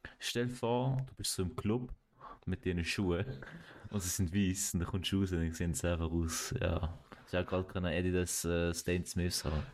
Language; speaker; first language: German; early bilingual, other home language; Kurdish